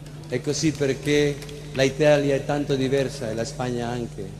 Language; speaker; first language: Italian; non-native, learner; Spanish